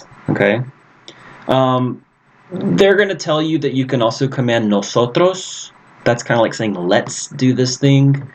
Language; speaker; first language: English; native; English